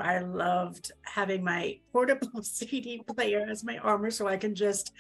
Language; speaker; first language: English; native; English